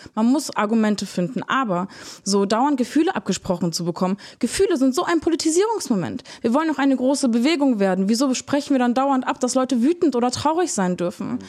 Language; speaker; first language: German; early bilingual, other home language; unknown